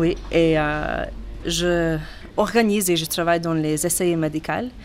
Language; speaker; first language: French; non-native, learner; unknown